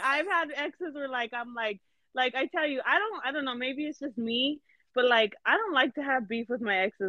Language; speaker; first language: English; early bilingual, other home language; Spanish